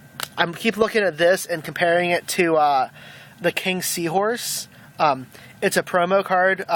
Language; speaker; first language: English; native; English